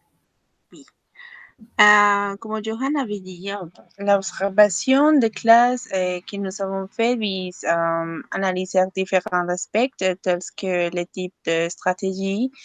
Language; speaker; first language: French; non-native, learner; Spanish